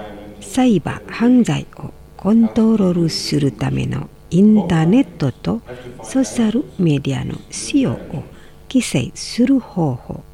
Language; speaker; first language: Japanese; non-native, fluent; Indonesian